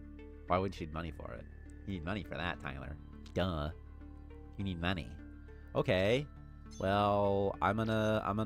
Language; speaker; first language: English; native; English